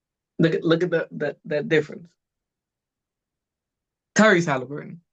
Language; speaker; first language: English; native; English